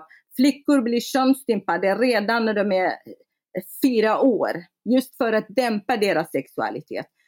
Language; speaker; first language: Swedish; non-native, fluent; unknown